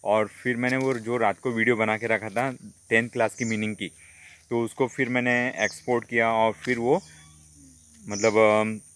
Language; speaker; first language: Hindi; non-native, local second language; Marathi